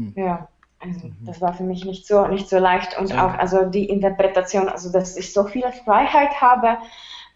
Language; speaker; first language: German; non-native, fluent; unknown